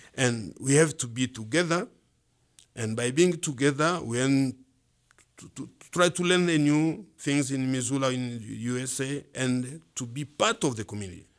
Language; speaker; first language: English; non-native, learner; Swahili